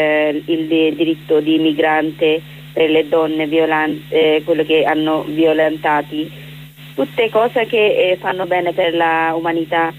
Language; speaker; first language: Italian; non-native, learner; Bangla